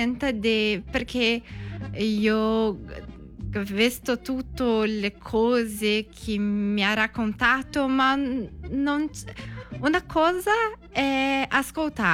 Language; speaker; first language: Italian; non-native, learner; Portuguese